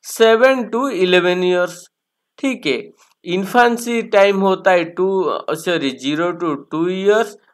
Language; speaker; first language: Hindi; non-native, local second language; Bangla